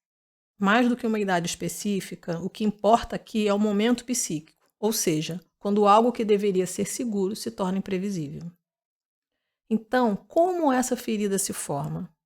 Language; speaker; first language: Portuguese; native; Portuguese